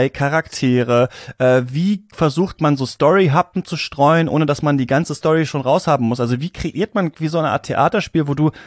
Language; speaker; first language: German; native; German